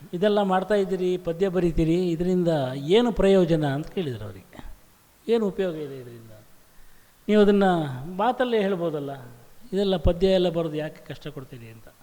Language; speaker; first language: Kannada; native; Kannada